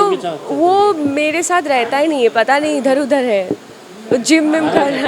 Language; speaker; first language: Hindi; non-native, local second language; Bangla